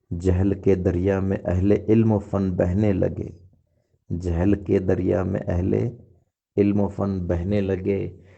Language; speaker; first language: Urdu; native; Urdu